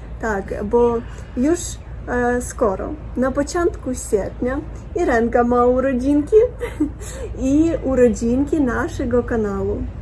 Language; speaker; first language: Polish; non-native, learner; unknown